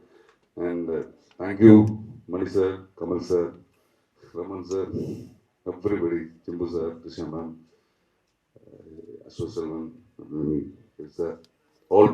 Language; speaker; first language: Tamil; non-native, learner; Malayalam